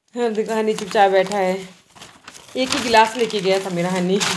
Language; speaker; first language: Hindi; native; Hindi